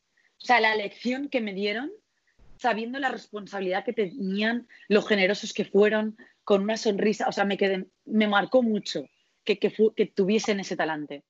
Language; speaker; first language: Spanish; native; Spanish